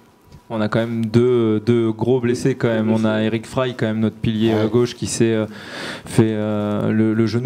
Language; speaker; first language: French; native; French